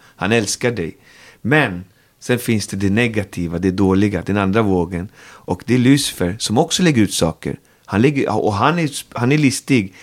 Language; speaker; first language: Swedish; native; Swedish